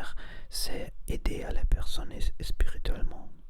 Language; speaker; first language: French; non-native, learner; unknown